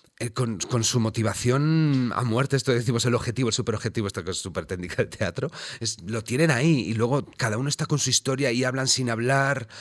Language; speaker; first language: Spanish; native; Spanish